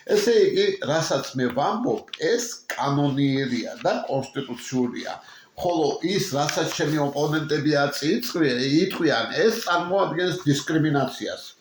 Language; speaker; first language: Georgian; non-native, local second language; Mingrelian